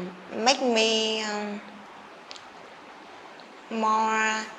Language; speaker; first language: English; non-native, learner; Vietnamese